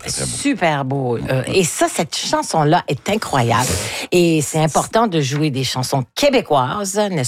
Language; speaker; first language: French; native; French